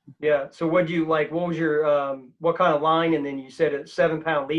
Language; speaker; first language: English; native; English